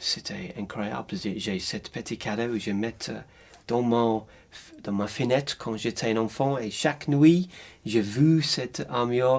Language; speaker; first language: French; non-native, learner; English